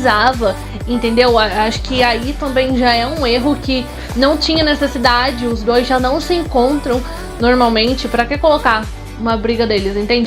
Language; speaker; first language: Portuguese; native; Portuguese